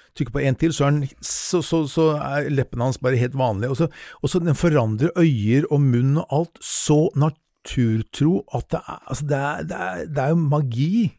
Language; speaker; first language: Norwegian; native; Norwegian